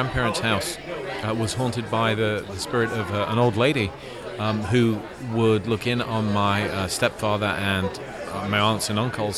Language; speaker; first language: English; native; English